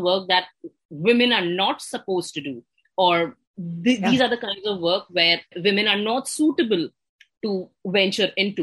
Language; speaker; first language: English; non-native, local second language; Hindi